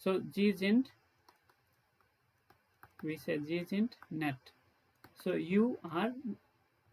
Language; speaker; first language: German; non-native, fluent; Hindi